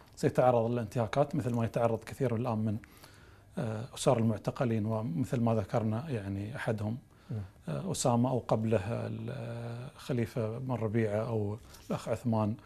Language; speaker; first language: Arabic; native; Arabic